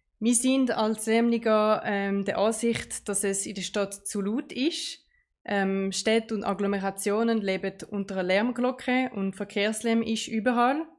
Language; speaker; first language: German; non-native, local second language; French